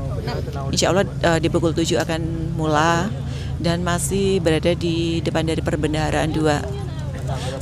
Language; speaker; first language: Indonesian; native; Indonesian